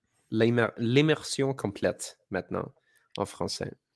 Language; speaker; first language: French; non-native, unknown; English